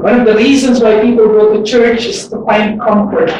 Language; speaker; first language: English; non-native, local second language; Filipino